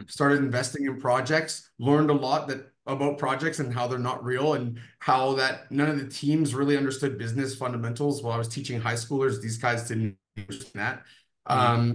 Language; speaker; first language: English; native; English